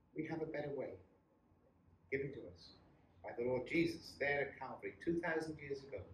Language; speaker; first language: English; native; English